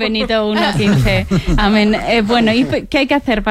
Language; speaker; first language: Spanish; native; Spanish